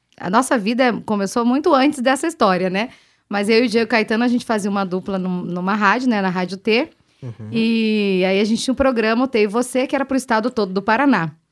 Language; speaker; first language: Portuguese; native; Portuguese